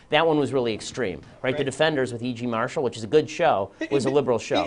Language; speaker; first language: English; native; English